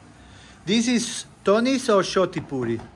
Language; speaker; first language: English; non-native, fluent; Italian